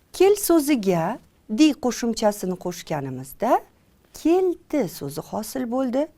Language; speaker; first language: Uzbek; native; Uzbek